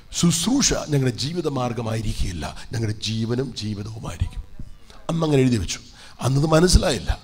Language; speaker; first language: Malayalam; early bilingual, heritage; Malayalam